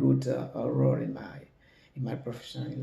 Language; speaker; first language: English; non-native, learner; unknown